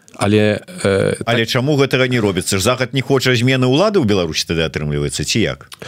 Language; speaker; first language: Belarusian; non-native, local second language; Russian